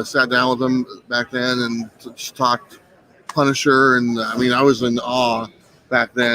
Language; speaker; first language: English; native; English